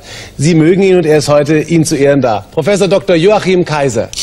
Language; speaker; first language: German; native; German